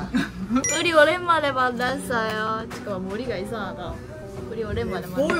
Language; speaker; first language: Korean; non-native, learner; Japanese